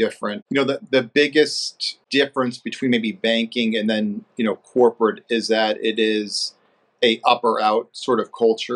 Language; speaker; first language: English; native; English